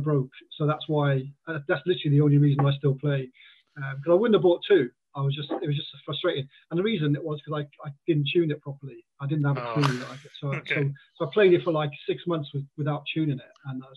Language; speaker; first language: English; native; English